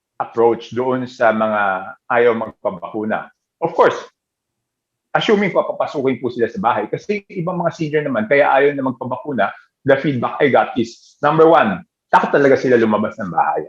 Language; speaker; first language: Filipino; native; Filipino